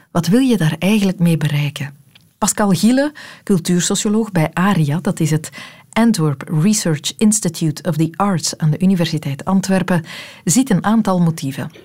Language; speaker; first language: Dutch; native; Dutch